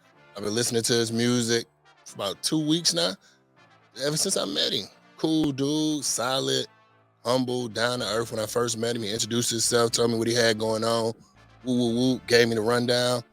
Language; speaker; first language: English; native; English